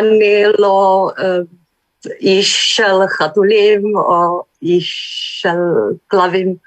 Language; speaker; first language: Hebrew; non-native, learner; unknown